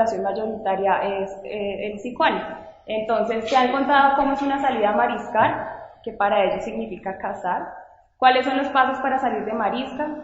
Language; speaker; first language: Spanish; native; Spanish